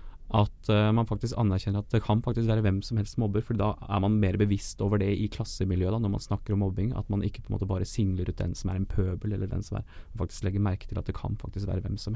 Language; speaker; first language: Norwegian; native; Norwegian